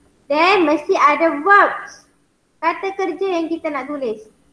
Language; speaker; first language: English; non-native, local second language; Malay